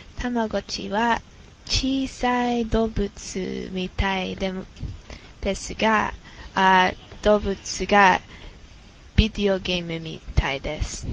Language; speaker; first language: Japanese; non-native, learner; English